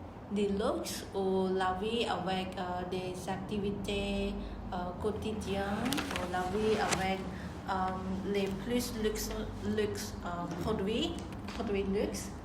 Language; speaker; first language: French; non-native, learner; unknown